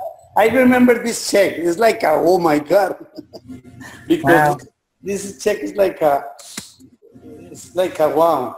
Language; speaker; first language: English; non-native, learner; Spanish